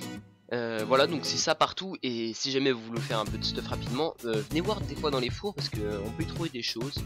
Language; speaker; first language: French; native; French